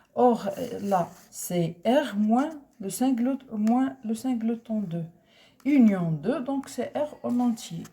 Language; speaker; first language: French; non-native, local second language; Arabic